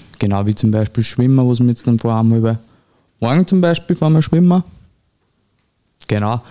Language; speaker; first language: German; native; German